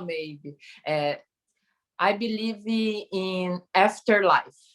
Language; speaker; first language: English; non-native, learner; Portuguese